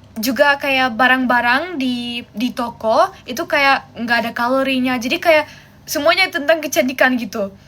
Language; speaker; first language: Indonesian; non-native, fluent; German